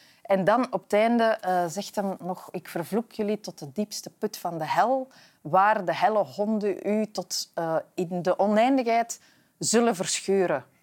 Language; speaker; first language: Dutch; native; Dutch